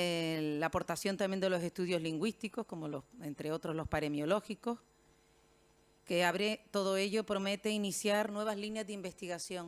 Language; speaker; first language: Spanish; native; Spanish